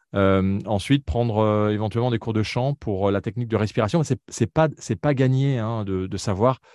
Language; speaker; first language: French; native; French